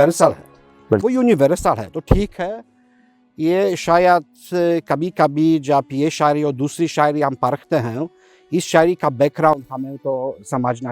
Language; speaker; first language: Hindi; non-native, fluent; Polish